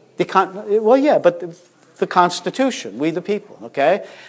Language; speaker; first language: English; native; English